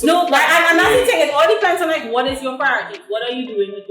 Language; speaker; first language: English; native; English